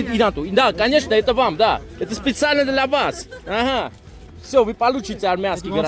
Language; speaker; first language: Russian; non-native, learner; Armenian